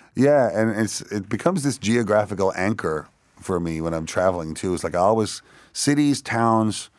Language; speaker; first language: English; native; English